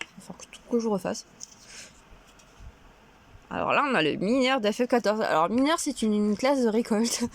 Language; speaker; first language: French; native; French